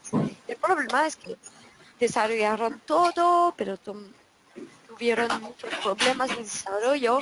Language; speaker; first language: Spanish; non-native, fluent; French